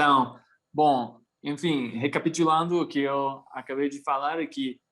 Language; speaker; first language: Portuguese; non-native, fluent; English